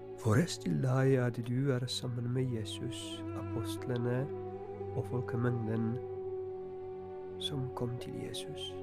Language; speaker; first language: Norwegian; non-native, fluent; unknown